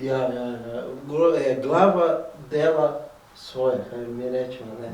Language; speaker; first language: Slovenian; non-native, fluent; Portuguese